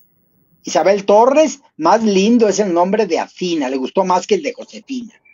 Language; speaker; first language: Spanish; native; Spanish